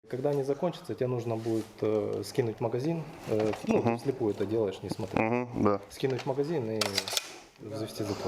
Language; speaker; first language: Russian; native; Russian